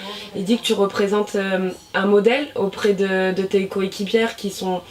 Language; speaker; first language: French; native; French